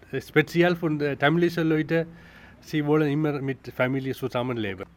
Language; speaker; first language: German; non-native, learner; Tamil